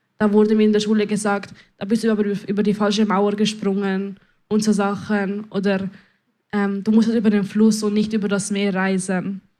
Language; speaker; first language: German; early bilingual, other home language; Spanish